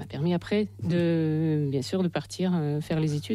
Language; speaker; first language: French; non-native, fluent; Russian